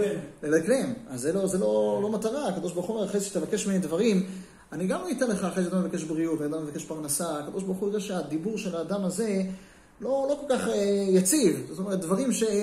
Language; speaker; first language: Hebrew; native; Hebrew